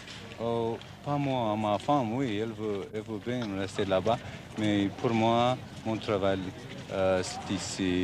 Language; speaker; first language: French; non-native, local second language; Basque